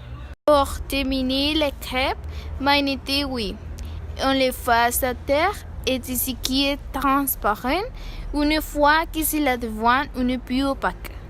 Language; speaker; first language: French; non-native, learner; Spanish